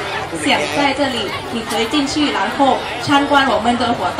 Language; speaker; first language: Chinese; non-native, learner; Thai